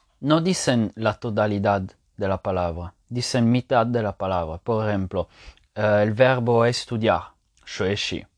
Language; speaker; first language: Spanish; non-native, fluent; French